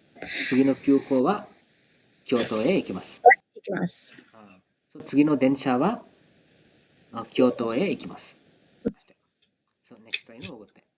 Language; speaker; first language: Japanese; non-native, fluent; Kannada